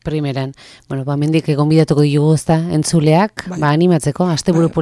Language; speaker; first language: Basque; native; Basque